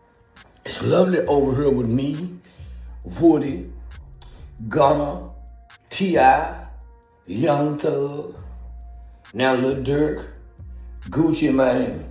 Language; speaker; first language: English; native; English